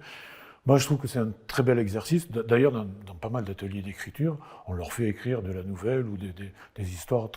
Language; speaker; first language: French; native; French